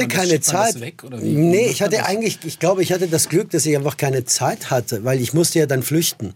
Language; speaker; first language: German; non-native, fluent; Persian